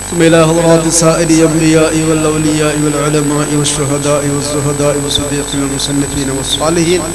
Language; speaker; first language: Arabic; non-native, fluent; Malayalam